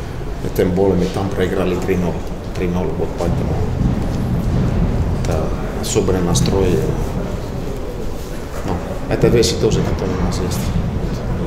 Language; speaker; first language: Russian; non-native, fluent; Finnish